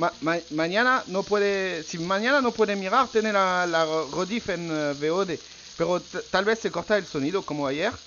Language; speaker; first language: Spanish; non-native, learner; French